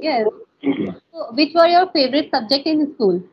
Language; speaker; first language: English; non-native, local second language; Hindi